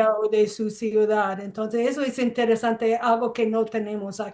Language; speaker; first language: Spanish; non-native, fluent; English